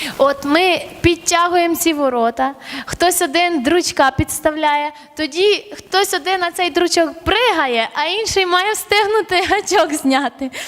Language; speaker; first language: Ukrainian; early bilingual, other home language; Armenian